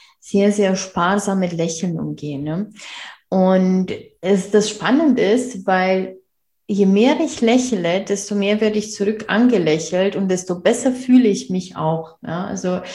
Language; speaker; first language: German; non-native, fluent; Romanian